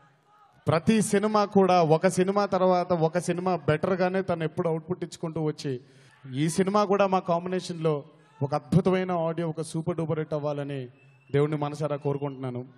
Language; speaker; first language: Telugu; native; Telugu